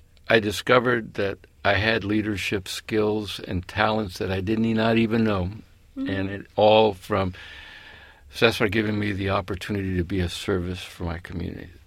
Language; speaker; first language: English; early bilingual, other home language; Spanish